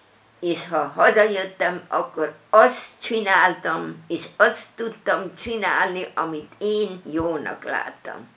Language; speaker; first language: Hungarian; non-native, local second language; German